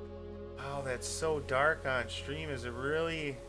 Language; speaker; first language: English; native; English